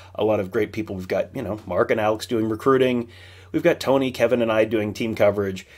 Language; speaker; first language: English; native; English